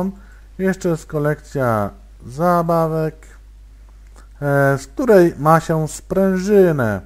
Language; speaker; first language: Polish; native; Polish